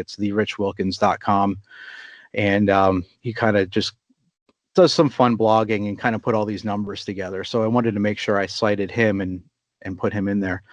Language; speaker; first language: English; native; English